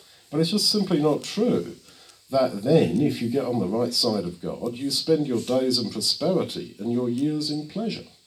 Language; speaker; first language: English; native; English